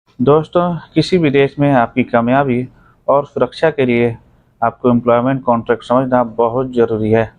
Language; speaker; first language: Hindi; native; Hindi